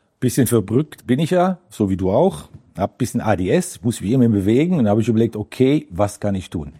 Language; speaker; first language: German; non-native, fluent; Dutch